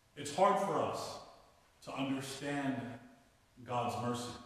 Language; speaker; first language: English; native; English